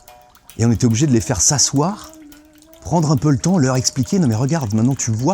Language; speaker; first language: French; native; French